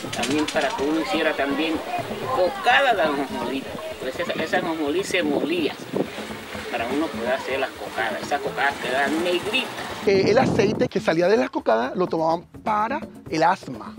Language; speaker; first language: Spanish; native; Spanish